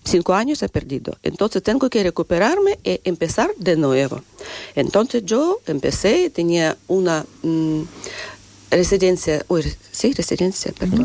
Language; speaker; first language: Spanish; non-native, fluent; Russian